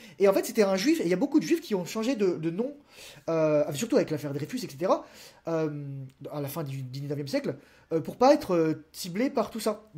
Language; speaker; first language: French; native; French